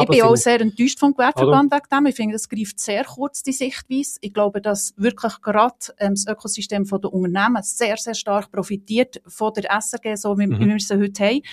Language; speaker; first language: German; native; German